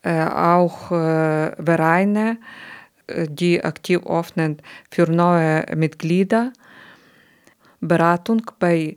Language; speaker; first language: German; non-native, learner; Ukrainian